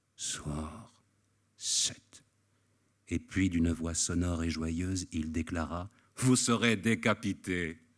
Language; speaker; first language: French; native; French